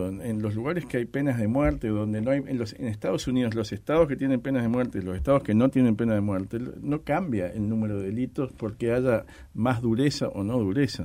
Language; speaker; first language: Spanish; native; Spanish